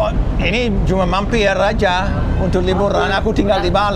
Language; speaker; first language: Indonesian; non-native, fluent; English